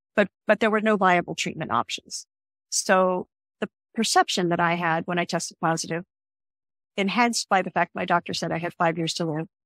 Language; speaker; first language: English; native; English